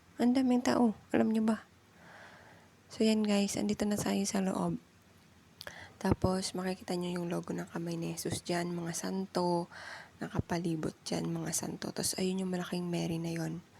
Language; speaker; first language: Filipino; non-native, local second language; Bikol